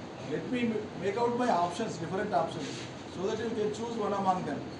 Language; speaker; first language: English; non-native, local second language; Telugu